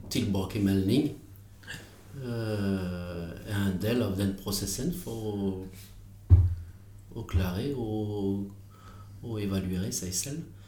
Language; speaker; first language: Norwegian; non-native, fluent; French